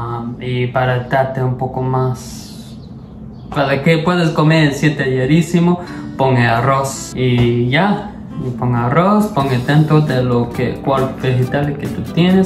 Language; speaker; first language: Spanish; non-native, learner; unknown